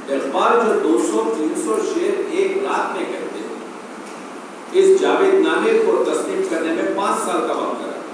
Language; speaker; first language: Urdu; native; Urdu